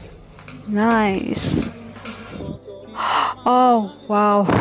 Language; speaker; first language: English; non-native, learner; Indonesian